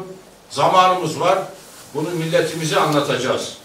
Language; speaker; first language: Turkish; native; Turkish